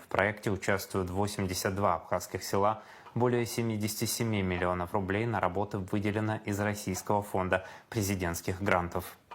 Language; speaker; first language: Russian; native; Russian